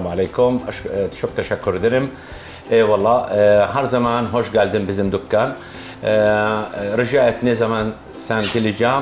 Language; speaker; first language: Turkish; non-native, learner; Arabic